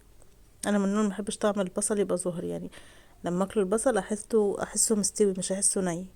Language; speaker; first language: Arabic; native; Arabic